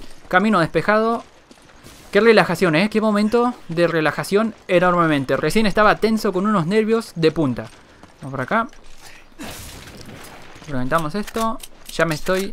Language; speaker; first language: Spanish; native; Spanish